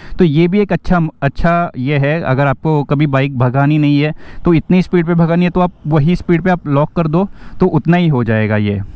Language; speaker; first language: Hindi; non-native, local second language; Marathi